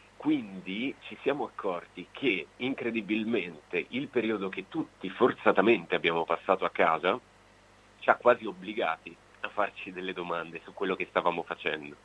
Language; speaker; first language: Italian; native; Italian